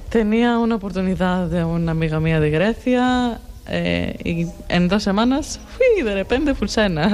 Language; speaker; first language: Spanish; non-native, learner; Greek